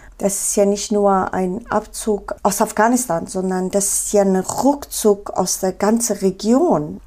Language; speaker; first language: German; non-native, fluent; Pashto